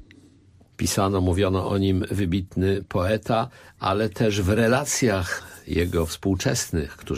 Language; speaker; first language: Polish; native; Polish